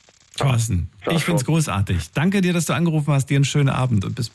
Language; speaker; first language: German; native; German